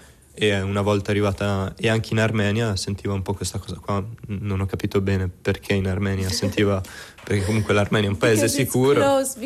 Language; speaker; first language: Italian; native; Italian